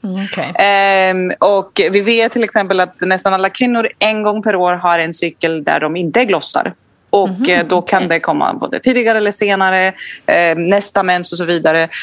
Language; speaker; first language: Swedish; non-native, fluent; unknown